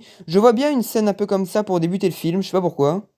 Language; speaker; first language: French; native; French